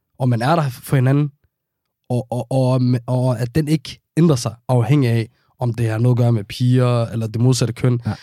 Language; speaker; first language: Danish; early bilingual, other home language; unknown